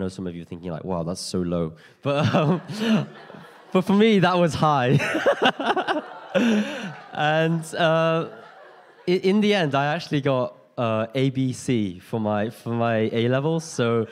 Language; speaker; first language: English; native; English